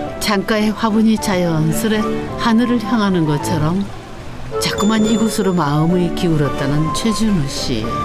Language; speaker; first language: Korean; native; Korean